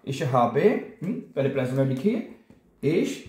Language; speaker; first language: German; non-native, fluent; Urdu